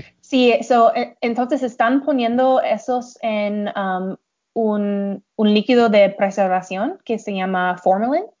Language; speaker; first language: Spanish; non-native, learner; English